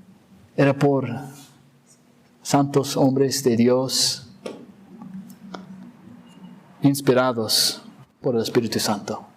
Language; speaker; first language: Spanish; non-native, fluent; English